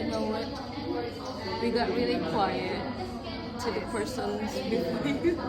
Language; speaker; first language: English; non-native, learner; Indonesian